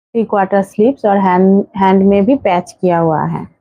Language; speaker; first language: Hindi; non-native, local second language; Bangla